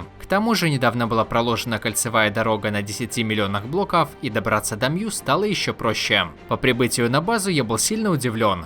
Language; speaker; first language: Russian; native; Russian